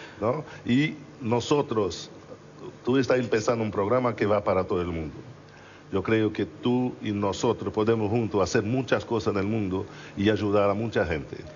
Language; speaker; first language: Spanish; non-native, learner; Portuguese